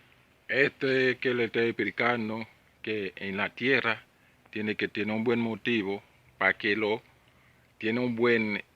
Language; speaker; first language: Spanish; non-native, learner; Haitian Creole